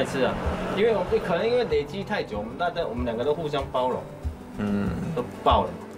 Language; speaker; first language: Chinese; native; Chinese